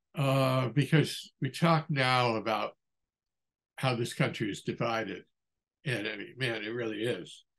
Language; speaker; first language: English; native; English